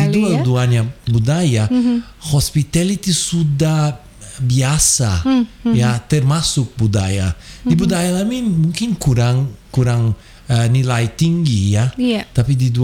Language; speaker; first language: Indonesian; non-native, fluent; Portuguese